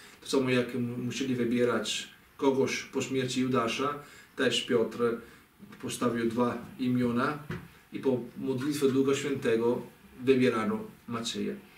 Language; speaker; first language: Polish; non-native, fluent; Italian